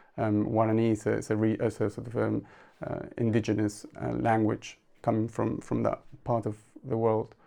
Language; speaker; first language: English; non-native, fluent; Spanish